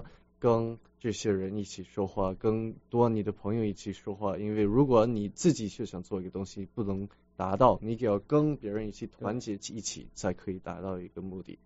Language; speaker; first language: Chinese; early bilingual, heritage; Chinese